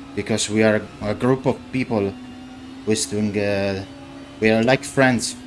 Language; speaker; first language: English; non-native, learner; Italian